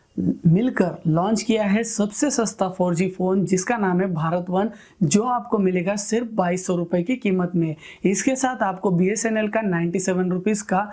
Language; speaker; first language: Hindi; non-native, local second language; Marathi